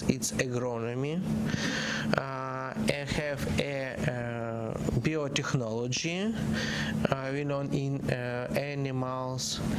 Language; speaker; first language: English; non-native, learner; Ukrainian